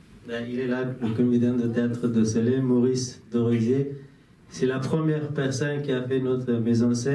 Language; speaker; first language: French; non-native, fluent; Persian